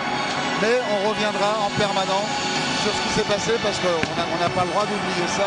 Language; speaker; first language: French; native; French